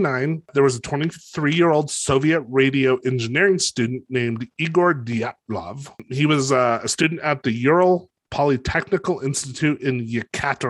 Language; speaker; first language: English; native; English